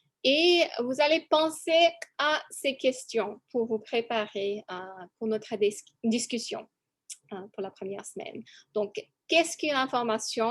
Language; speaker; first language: French; non-native, fluent; English